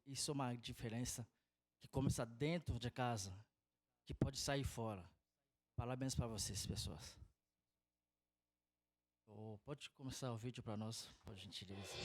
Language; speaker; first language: Portuguese; non-native, fluent; Haitian Creole